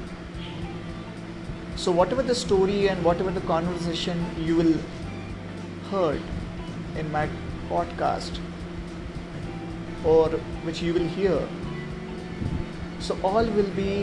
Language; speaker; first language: English; non-native, local second language; Hindi